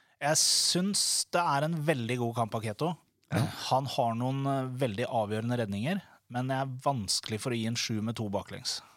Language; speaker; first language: Norwegian; native; Norwegian